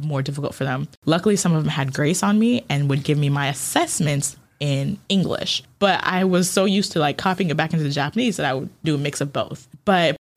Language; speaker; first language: English; early bilingual, other home language; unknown